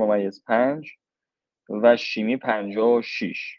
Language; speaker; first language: Persian; native; Persian